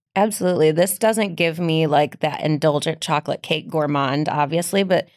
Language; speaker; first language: English; native; English